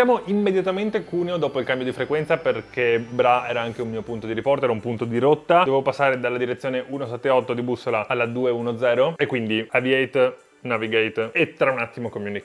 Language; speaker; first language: Italian; native; Italian